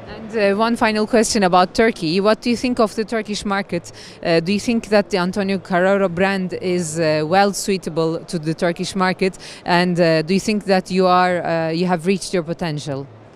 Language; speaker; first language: English; non-native, fluent; Turkish